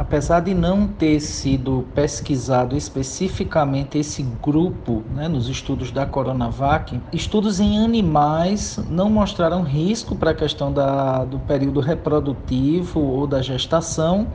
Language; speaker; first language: Portuguese; native; Portuguese